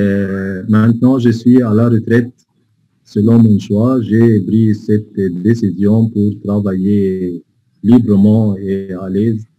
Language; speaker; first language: French; non-native, fluent; Arabic